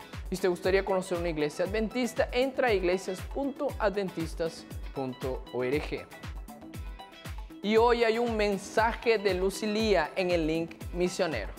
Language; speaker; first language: Spanish; native; Spanish